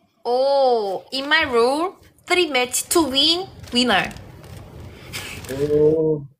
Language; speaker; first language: English; non-native, learner; Malay